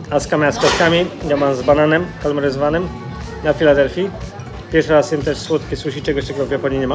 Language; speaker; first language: Polish; native; Polish